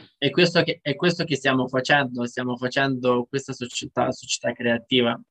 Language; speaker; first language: Italian; non-native, fluent; Russian